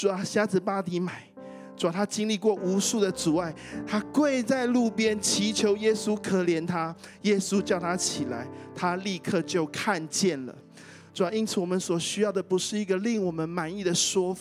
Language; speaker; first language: Chinese; native; Chinese